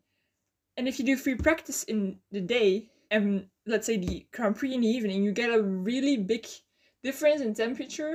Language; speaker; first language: English; non-native, fluent; Dutch